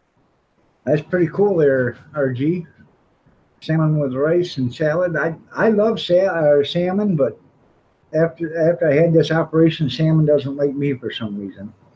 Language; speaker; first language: English; native; English